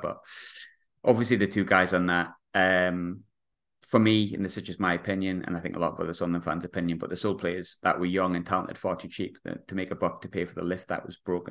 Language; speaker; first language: English; native; English